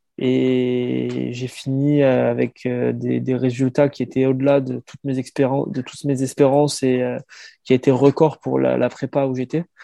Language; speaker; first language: French; native; French